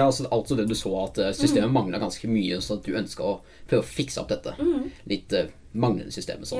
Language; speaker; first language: Norwegian; native; Norwegian